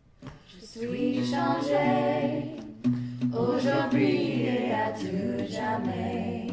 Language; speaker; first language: French; non-native, learner; English